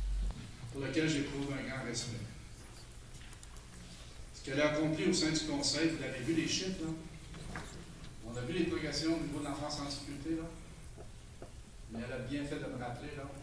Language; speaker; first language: French; native; French